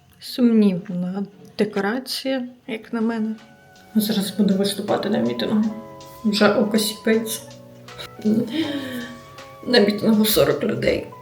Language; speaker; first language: Ukrainian; native; Ukrainian